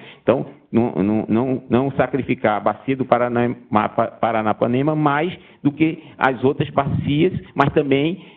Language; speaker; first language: Portuguese; native; Portuguese